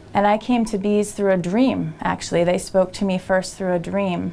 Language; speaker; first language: English; native; English